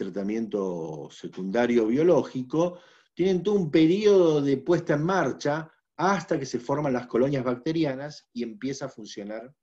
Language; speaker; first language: Spanish; native; Spanish